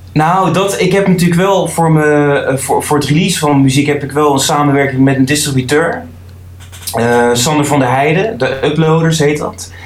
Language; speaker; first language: Dutch; native; Dutch